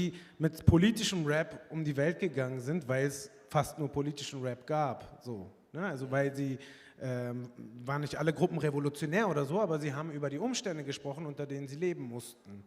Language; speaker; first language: German; early bilingual, other home language; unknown